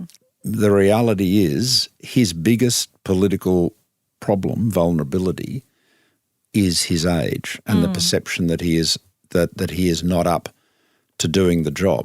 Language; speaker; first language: English; native; English